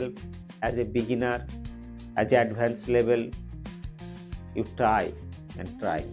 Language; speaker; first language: English; non-native, learner; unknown